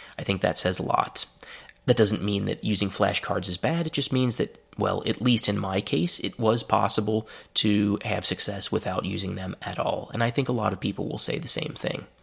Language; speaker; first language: English; native; English